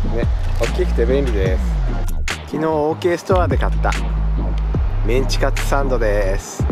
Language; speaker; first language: Japanese; native; Japanese